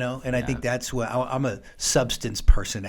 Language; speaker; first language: English; native; English